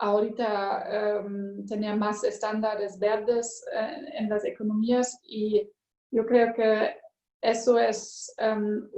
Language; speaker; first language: Spanish; non-native, learner; German